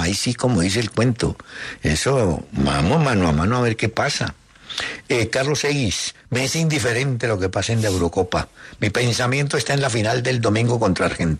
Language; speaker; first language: Spanish; native; Spanish